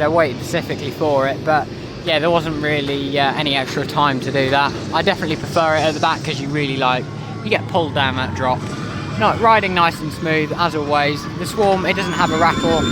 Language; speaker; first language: English; native; English